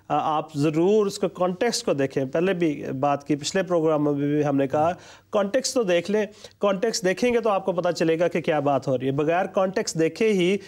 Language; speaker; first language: Urdu; non-native, local second language; Punjabi